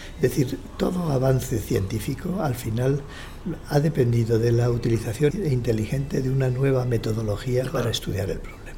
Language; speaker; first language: Spanish; native; Spanish